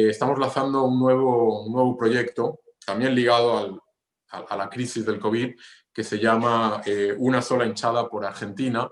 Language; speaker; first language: Spanish; non-native, fluent; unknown